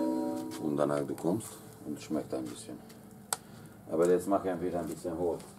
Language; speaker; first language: German; non-native, learner; Hungarian